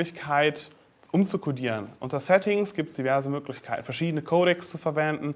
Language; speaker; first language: German; native; German